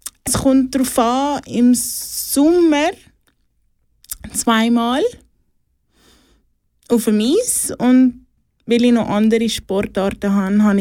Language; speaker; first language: German; native; German